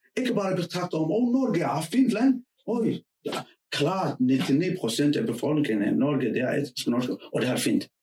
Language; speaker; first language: Danish; non-native, fluent; Somali